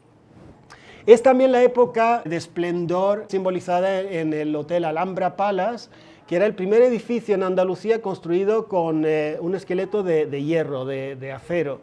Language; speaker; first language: Spanish; non-native, fluent; Swedish